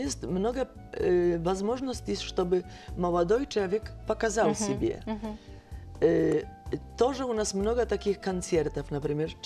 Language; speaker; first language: Russian; non-native, fluent; Polish